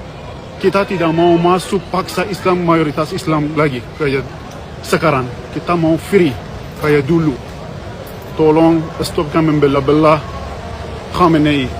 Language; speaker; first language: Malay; non-native, fluent; Persian